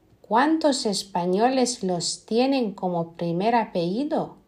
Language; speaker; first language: Spanish; non-native, fluent; Lithuanian